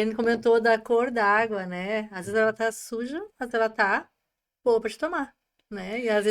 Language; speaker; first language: Portuguese; native; Portuguese